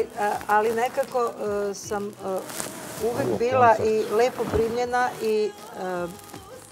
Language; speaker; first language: Serbian; native; Serbian